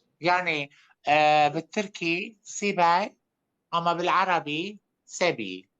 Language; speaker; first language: Arabic; non-native, learner; Turkish